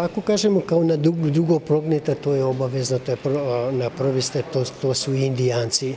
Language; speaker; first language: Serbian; non-native, local second language; Hungarian